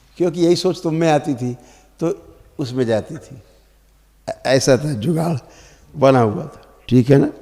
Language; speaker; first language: Hindi; native; Hindi